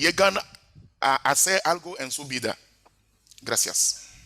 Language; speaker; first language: Spanish; non-native, fluent; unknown